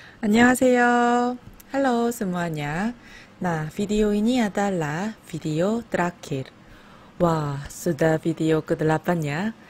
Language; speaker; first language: Indonesian; non-native, fluent; Korean